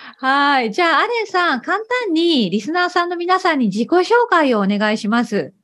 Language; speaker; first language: Japanese; native; Japanese